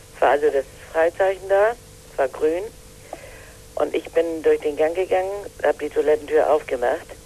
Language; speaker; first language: German; native; German